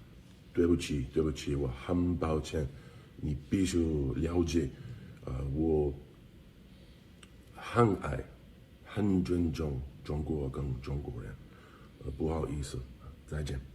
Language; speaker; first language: Chinese; non-native, learner; English